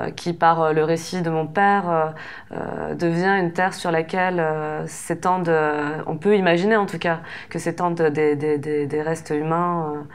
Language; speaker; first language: French; native; French